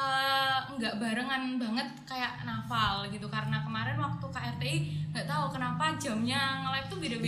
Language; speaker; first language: Indonesian; native; Indonesian